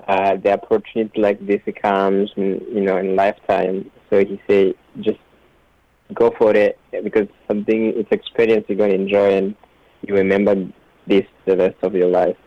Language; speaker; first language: English; non-native, local second language; Kinyarwanda